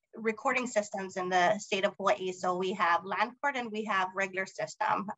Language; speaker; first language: English; native; English